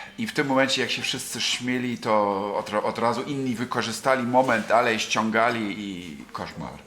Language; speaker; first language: Polish; non-native, fluent; German